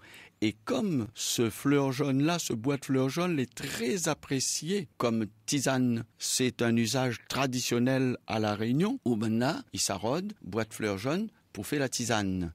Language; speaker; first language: French; non-native, local second language; Réunion Creole French